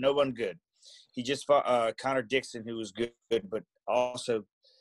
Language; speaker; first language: English; native; English